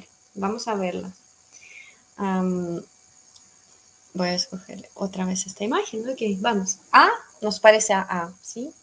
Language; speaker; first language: Spanish; non-native, fluent; Russian